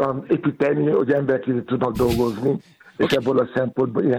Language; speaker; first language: Hungarian; non-native, fluent; Yoruba